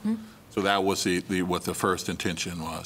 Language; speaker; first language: English; native; English